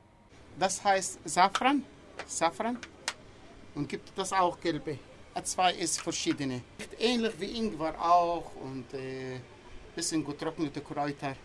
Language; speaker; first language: German; non-native, learner; Arabic